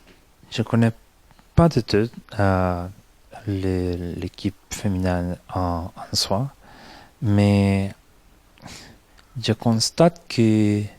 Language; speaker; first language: French; non-native, fluent; Spanish